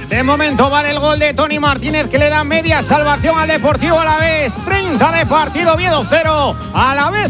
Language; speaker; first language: Spanish; native; Spanish